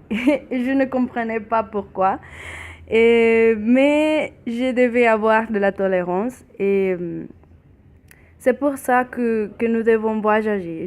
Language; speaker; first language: French; non-native, learner; Spanish